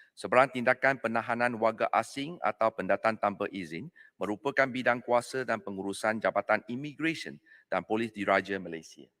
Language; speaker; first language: Malay; non-native, local second language; Chinese